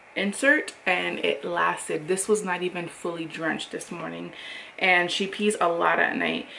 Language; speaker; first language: English; native; English